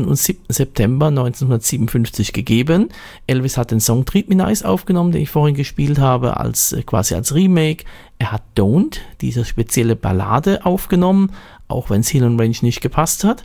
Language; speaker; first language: German; native; German